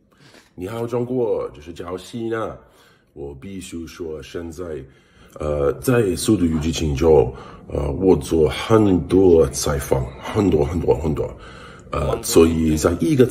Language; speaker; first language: Chinese; non-native, learner; English